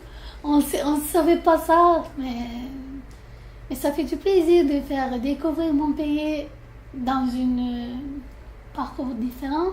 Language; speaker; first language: French; non-native, learner; Turkish